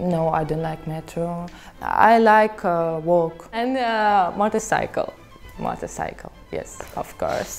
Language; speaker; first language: English; non-native, learner; Russian